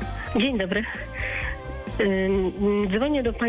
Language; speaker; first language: Polish; non-native, learner; Russian